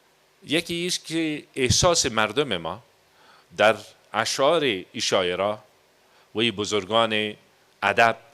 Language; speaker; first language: Persian; native; Persian